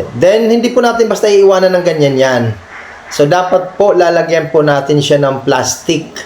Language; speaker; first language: Filipino; native; Filipino